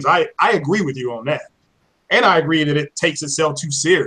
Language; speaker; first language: English; native; English